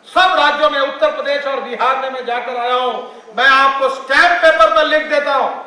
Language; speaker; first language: Hindi; non-native, local second language; Marathi